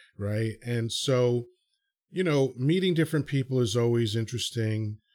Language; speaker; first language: English; early bilingual, other home language; Spanish